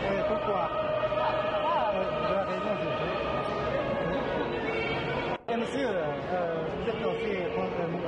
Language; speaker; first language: French; non-native, learner; Japanese